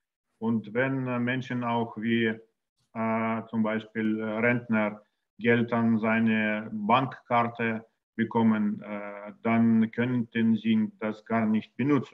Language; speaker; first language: German; non-native, learner; Russian